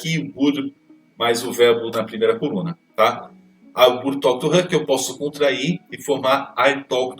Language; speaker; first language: Portuguese; native; Portuguese